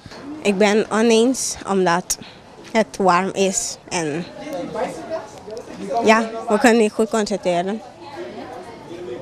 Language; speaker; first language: Dutch; non-native, local second language; Papiamento